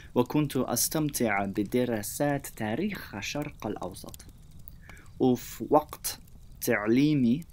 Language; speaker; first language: Arabic; non-native, fluent; English